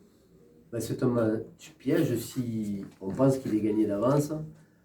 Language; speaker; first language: French; native; French